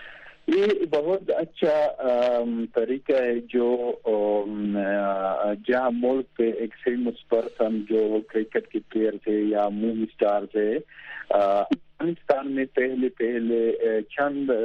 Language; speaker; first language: Hindi; non-native, fluent; Pashto